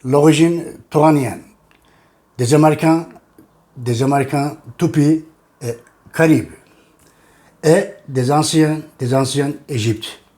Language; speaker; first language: French; non-native, fluent; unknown